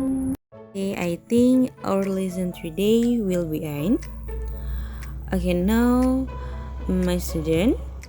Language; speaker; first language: English; non-native, learner; Indonesian